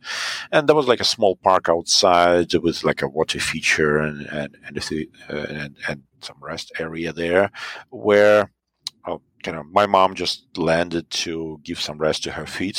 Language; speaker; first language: English; non-native, fluent; Russian